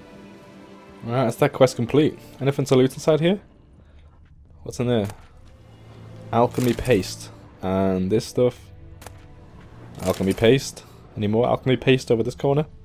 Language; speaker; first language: English; native; English